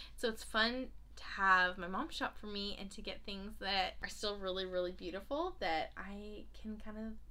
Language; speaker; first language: English; native; English